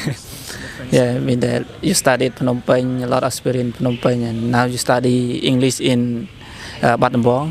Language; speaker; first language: English; non-native, learner; Khmer